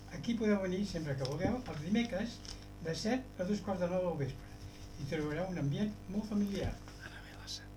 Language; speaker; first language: Catalan; native; Catalan